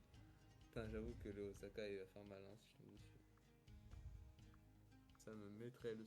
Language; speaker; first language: French; native; French